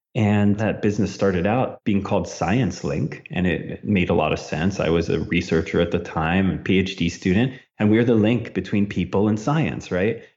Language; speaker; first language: English; early bilingual, other home language; Italian